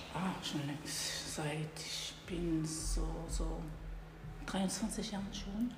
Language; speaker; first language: German; non-native, learner; Arabic